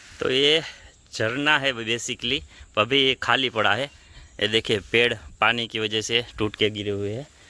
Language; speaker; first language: Hindi; non-native, local second language; Gujarati